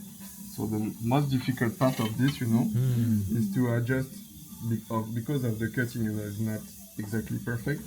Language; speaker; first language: English; non-native, fluent; French